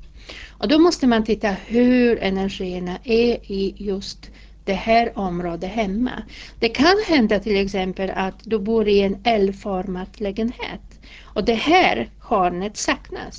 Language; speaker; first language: Swedish; non-native, fluent; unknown